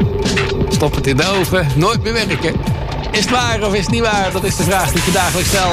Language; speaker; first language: Dutch; native; Dutch